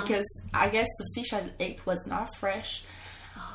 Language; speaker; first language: English; non-native, fluent; Malagasy